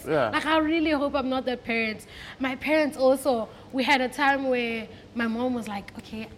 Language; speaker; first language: English; non-native, local second language; Xhosa